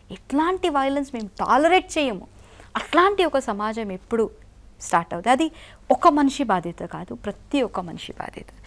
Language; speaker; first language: Telugu; non-native, local second language; Malayalam